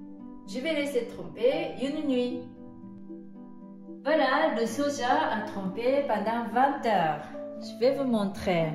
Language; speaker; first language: French; non-native, fluent; Japanese